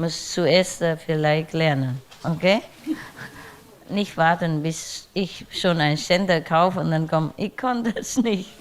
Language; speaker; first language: German; non-native, learner; Vietnamese